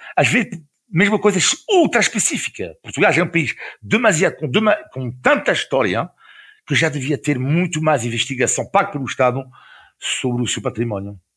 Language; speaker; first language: Portuguese; non-native, fluent; French